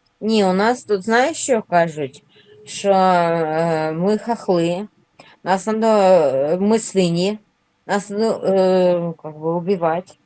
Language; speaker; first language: Ukrainian; non-native, local second language; Russian